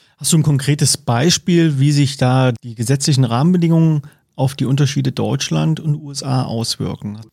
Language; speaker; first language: German; native; German